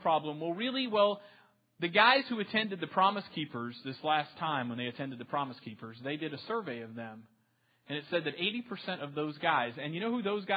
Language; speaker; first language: English; native; English